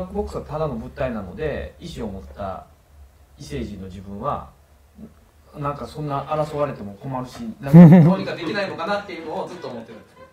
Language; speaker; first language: Japanese; native; Japanese